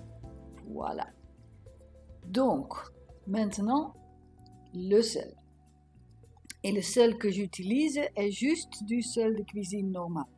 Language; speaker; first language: French; non-native, learner; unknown